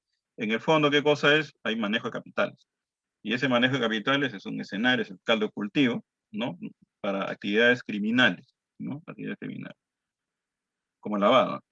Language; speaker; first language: Spanish; native; Spanish